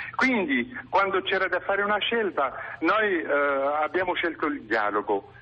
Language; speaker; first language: Italian; non-native, fluent; Arabic